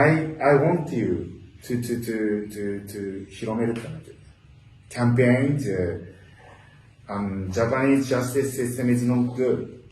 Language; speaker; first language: English; non-native, learner; Japanese